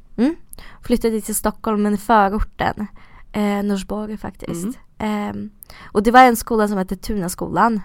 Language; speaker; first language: Swedish; early bilingual, other home language; Russian